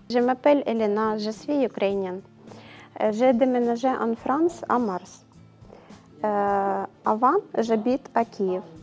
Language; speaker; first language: French; non-native, learner; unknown